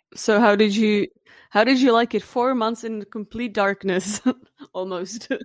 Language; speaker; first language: English; non-native, fluent; Czech